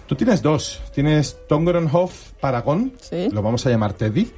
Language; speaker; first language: Spanish; native; Spanish